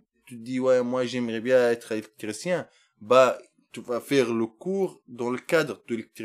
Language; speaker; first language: French; non-native, learner; Arabic